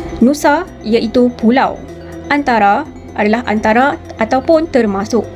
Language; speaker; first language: Malay; native; Malay